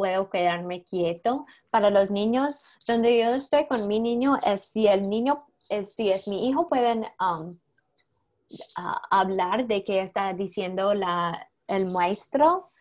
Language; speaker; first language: Spanish; non-native, learner; English